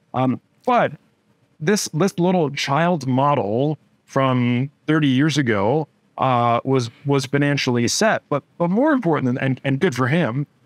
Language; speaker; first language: English; native; English